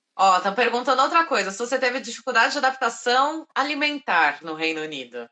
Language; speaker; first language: Portuguese; native; Portuguese